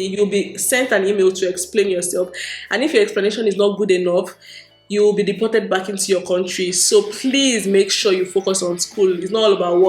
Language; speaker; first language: English; non-native, local second language; Yoruba